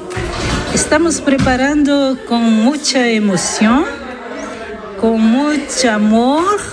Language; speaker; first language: Spanish; non-native, learner; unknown